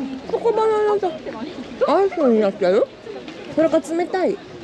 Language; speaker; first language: Japanese; non-native, fluent; Korean